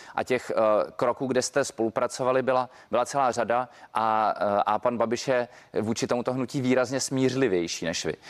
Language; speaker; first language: Czech; native; Czech